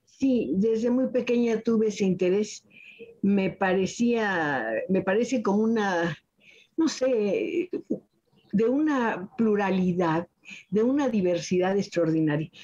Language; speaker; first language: Spanish; native; Spanish